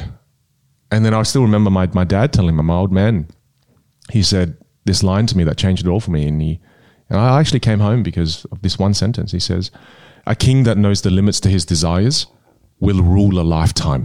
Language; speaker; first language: English; non-native, local second language; Min Nan Chinese